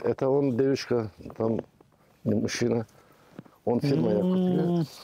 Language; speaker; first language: Russian; non-native, learner; Turkish